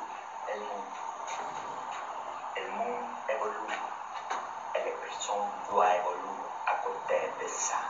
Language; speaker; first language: French; non-native, learner; Spanish